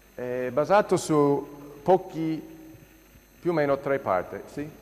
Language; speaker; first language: Italian; non-native, fluent; English